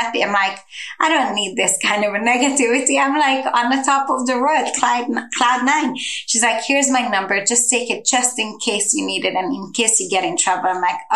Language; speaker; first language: English; non-native, fluent; Hungarian